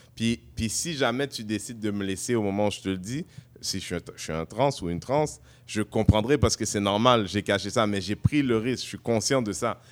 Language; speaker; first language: French; native; French